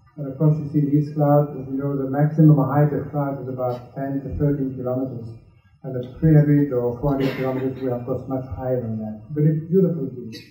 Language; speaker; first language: English; non-native, fluent; French